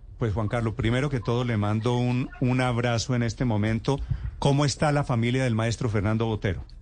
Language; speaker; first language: Spanish; native; Spanish